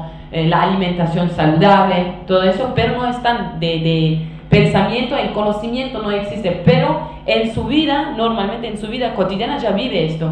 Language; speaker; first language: Spanish; non-native, fluent; Kurdish